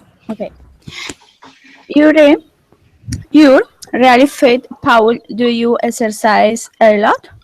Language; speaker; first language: English; non-native, learner; Spanish